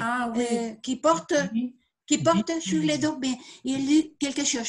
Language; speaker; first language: French; non-native, learner; Spanish